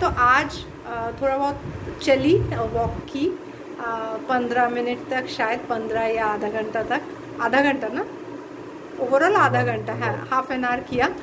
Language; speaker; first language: Hindi; non-native, local second language; Bangla